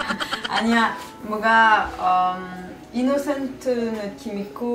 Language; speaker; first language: Korean; non-native, fluent; French